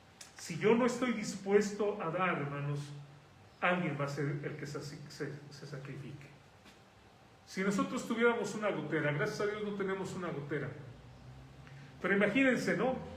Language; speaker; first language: Spanish; native; Spanish